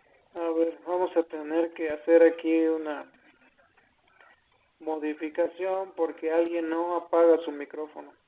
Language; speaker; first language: Spanish; native; Spanish